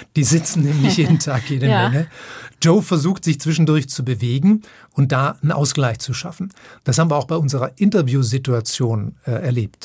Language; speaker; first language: German; native; German